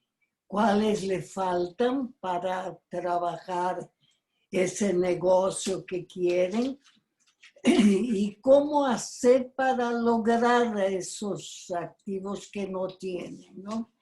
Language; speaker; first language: Spanish; non-native, fluent; Portuguese